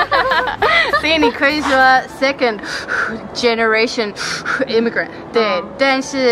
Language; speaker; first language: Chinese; non-native, fluent; Danish